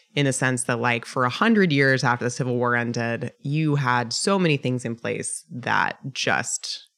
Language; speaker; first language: English; native; English